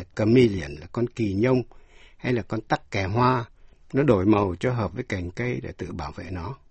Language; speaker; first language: Vietnamese; native; Vietnamese